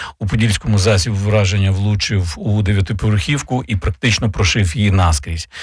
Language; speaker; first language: Ukrainian; native; Ukrainian